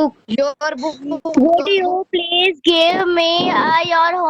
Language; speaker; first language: English; non-native, learner; Hindi